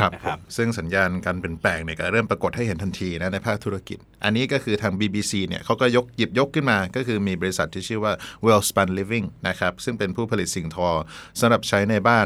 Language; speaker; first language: Thai; native; Thai